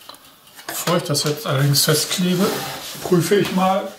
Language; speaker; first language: German; native; German